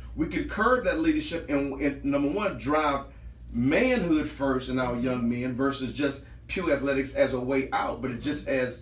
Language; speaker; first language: English; native; English